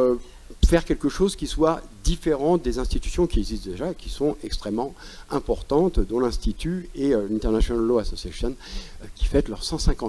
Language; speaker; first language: French; native; French